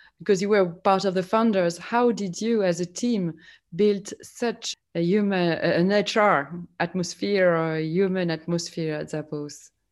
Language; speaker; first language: English; non-native, fluent; French